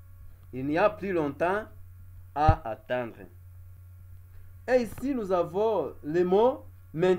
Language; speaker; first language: French; non-native, local second language; Kinyarwanda